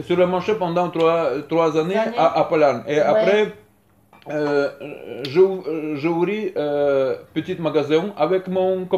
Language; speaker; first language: French; non-native, learner; Russian